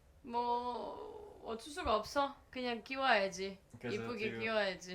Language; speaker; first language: Korean; non-native, learner; Greek